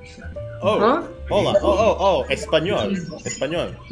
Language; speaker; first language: Spanish; non-native, learner; Indonesian